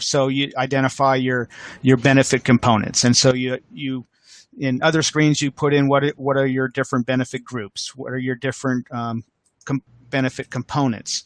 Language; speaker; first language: English; native; English